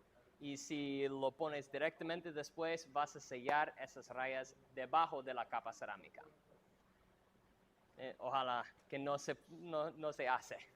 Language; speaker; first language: Spanish; non-native, fluent; English